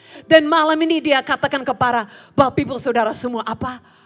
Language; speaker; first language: Indonesian; non-native, fluent; English